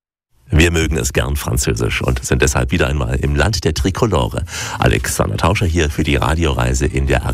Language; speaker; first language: German; native; German